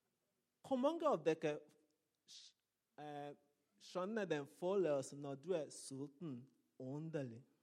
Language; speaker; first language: Norwegian; non-native, fluent; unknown